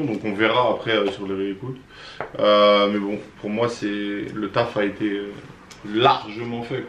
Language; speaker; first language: French; native; French